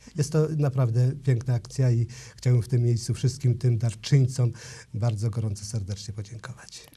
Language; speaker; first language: Polish; native; Polish